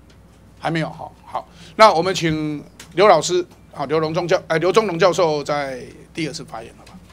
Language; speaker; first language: Chinese; native; Chinese